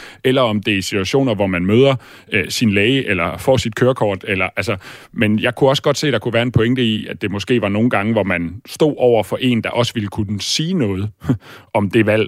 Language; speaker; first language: Danish; native; Danish